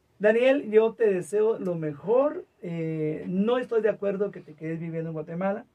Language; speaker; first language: Spanish; native; Spanish